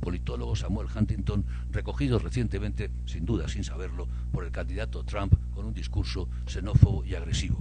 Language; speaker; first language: Spanish; native; Spanish